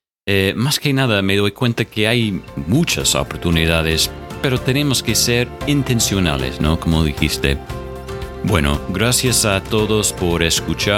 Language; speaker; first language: Spanish; non-native, fluent; English